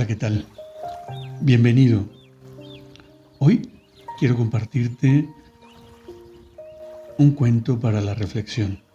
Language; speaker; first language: Spanish; native; Spanish